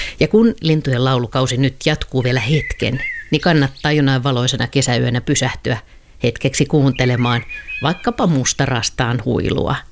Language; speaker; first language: Finnish; native; Finnish